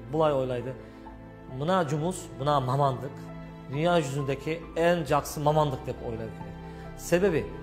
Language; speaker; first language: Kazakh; non-native, learner; Turkish